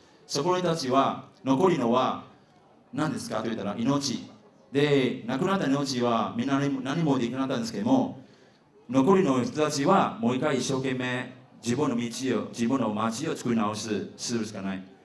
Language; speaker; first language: Japanese; non-native, fluent; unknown